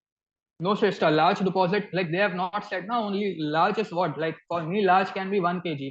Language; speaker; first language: English; non-native, local second language; Hindi